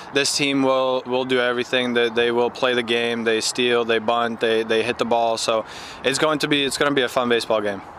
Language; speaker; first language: English; early bilingual, other home language; Slovak